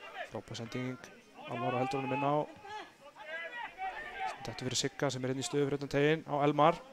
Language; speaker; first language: Icelandic; native; Icelandic